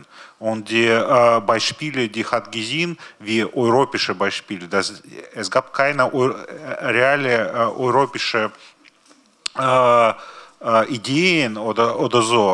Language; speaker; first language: German; non-native, learner; Russian